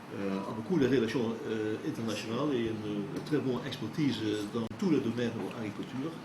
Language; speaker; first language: French; non-native, fluent; Dutch